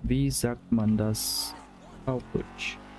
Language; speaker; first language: German; non-native, learner; Russian